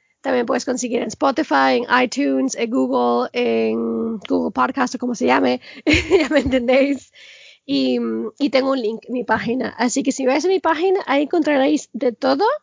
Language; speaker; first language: Spanish; early bilingual, heritage; Spanish